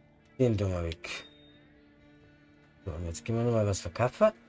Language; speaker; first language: German; native; German